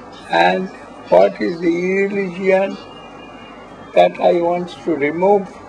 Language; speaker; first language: English; non-native, local second language; Bangla